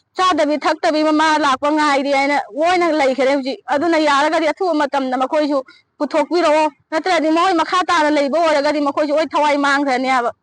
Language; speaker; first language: Manipuri; native; Manipuri